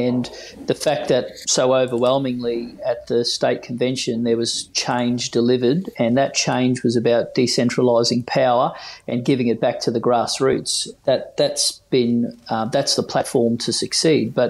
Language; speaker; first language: English; native; English